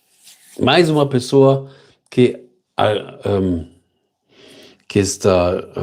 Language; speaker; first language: Portuguese; non-native, learner; German